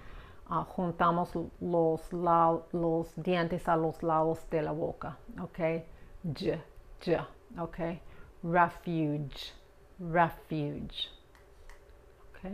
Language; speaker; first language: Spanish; non-native, fluent; English